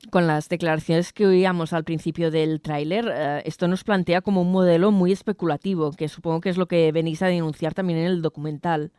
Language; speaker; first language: Spanish; non-native, local second language; Catalan